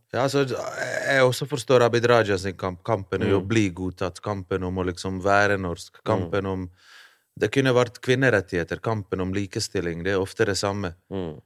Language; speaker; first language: Norwegian; early bilingual, other home language; Bosnian